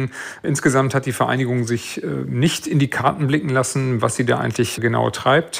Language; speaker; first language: German; native; German